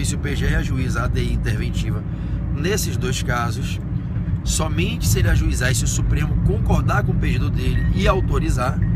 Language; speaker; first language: Portuguese; native; Portuguese